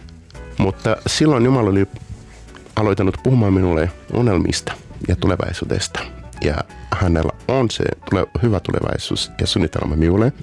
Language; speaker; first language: Finnish; non-native, fluent; Portuguese